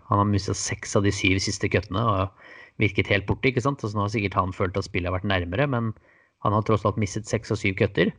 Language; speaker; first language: Norwegian; native; Norwegian